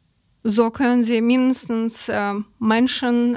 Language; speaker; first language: German; non-native, learner; Ukrainian